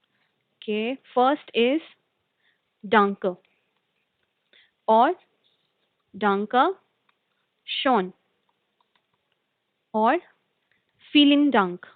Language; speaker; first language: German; non-native, learner; Hindi